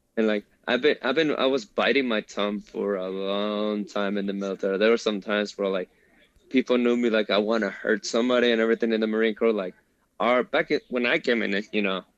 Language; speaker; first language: English; early bilingual, other home language; Spanish